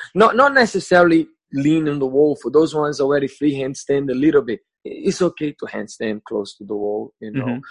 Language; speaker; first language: English; non-native, learner; Portuguese